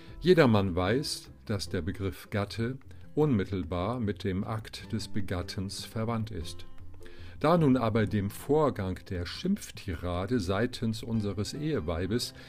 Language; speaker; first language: German; native; German